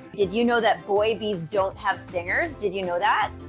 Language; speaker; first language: English; native; English